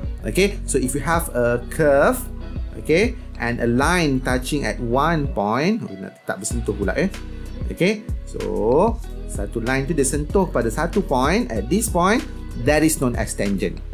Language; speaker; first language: English; non-native, local second language; Malay